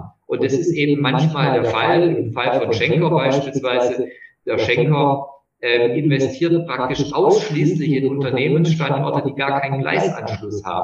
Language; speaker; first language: German; native; German